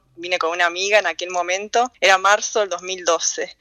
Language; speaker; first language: Spanish; native; Spanish